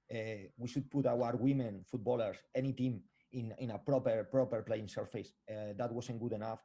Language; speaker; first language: English; non-native, fluent; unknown